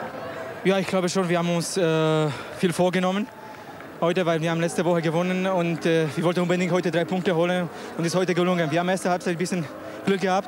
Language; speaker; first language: German; non-native, fluent; Polish